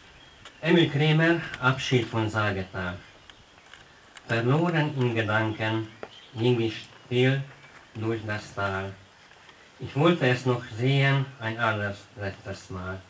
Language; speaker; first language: German; non-native, local second language; Hungarian